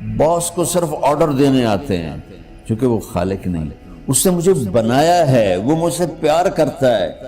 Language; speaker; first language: Urdu; non-native, local second language; Punjabi